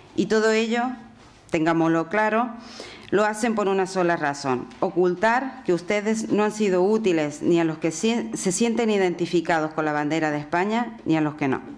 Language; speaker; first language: Spanish; native; Spanish